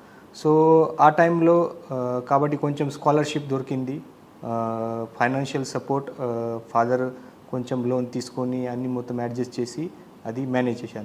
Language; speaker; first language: Telugu; non-native, local second language; Marathi